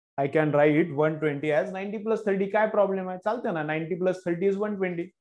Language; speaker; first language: Marathi; native; Marathi